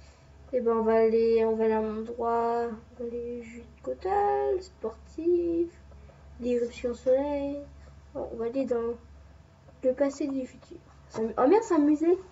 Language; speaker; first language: French; native; French